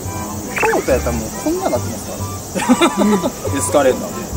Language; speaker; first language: Japanese; native; Japanese